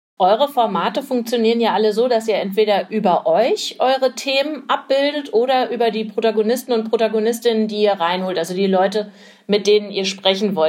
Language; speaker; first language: German; native; German